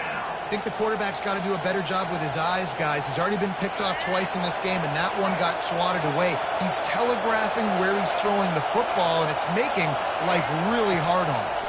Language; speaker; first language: English; native; English